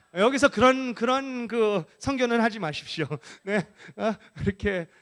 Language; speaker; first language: Korean; non-native, fluent; English